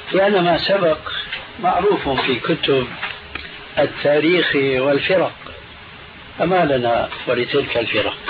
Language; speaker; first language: Arabic; early bilingual, other home language; Albanian